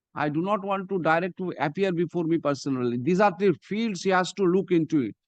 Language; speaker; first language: English; non-native, local second language; Bangla